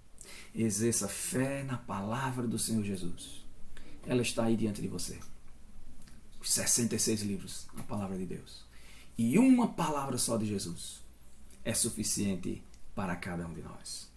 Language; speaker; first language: Portuguese; native; Portuguese